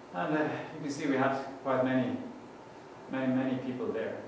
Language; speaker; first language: English; non-native, fluent; Norwegian